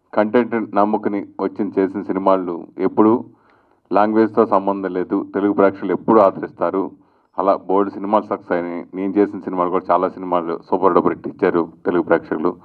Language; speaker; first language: Telugu; native; Telugu